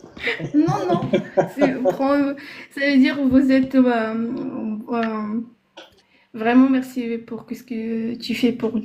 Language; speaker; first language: French; non-native, learner; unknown